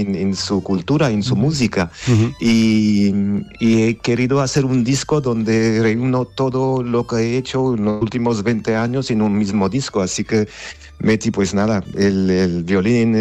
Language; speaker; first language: Spanish; non-native, fluent; Armenian